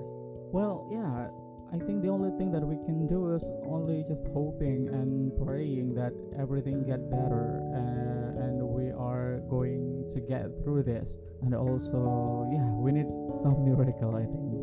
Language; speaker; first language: English; non-native, fluent; Indonesian